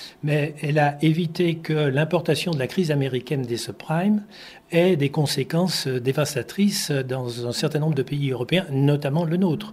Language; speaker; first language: French; native; French